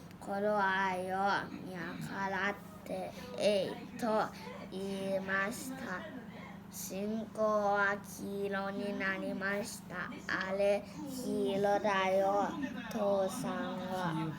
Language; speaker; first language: Japanese; non-native, learner; Thai